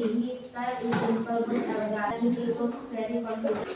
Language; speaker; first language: English; non-native, learner; Indonesian